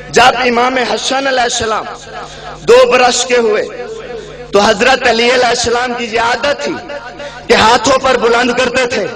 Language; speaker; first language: Urdu; non-native, local second language; Saraiki